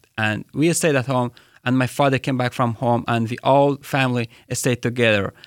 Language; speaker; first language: English; non-native, fluent; Persian